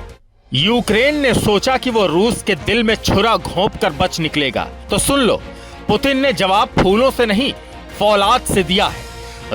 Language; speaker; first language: Hindi; native; Hindi